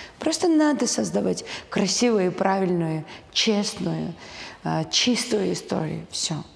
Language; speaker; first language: Russian; non-native, local second language; Georgian